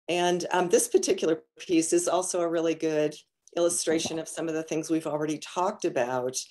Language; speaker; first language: English; native; English